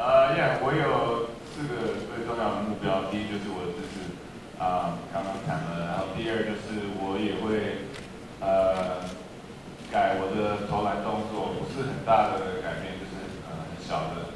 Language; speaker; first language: Chinese; early bilingual, heritage; English